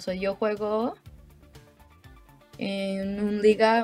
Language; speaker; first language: Spanish; early bilingual, heritage; Spanish